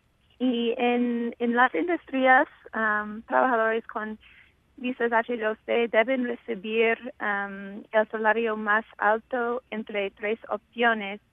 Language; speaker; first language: Spanish; non-native, fluent; English